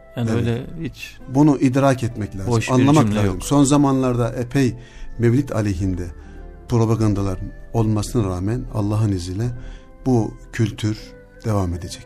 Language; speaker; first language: Turkish; native; Turkish